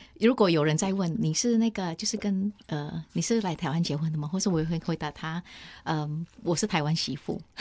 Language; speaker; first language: Chinese; early bilingual, heritage; Chinese